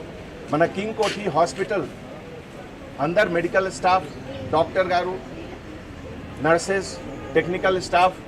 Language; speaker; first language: Telugu; non-native, fluent; Hindi